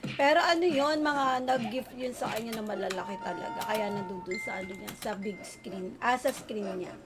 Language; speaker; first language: Filipino; native; Filipino